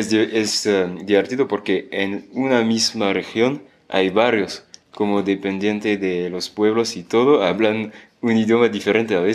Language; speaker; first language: Spanish; non-native, fluent; French